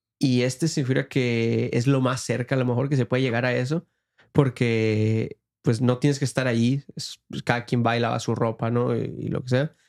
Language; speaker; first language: Spanish; early bilingual, heritage; Spanish